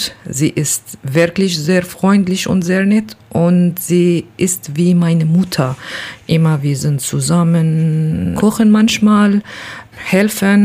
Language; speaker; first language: German; non-native, learner; Kurdish